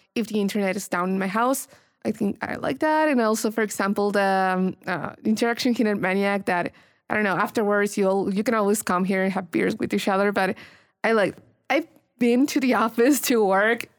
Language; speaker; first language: English; non-native, fluent; Spanish